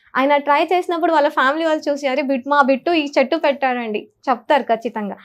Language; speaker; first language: Telugu; non-native, local second language; Marathi